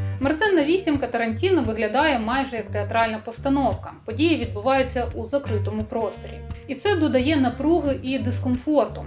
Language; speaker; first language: Ukrainian; native; Ukrainian